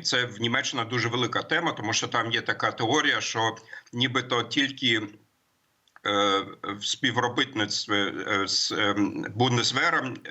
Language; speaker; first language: Ukrainian; non-native, fluent; German